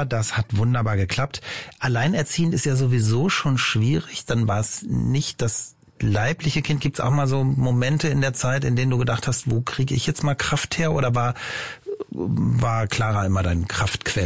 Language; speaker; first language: German; native; German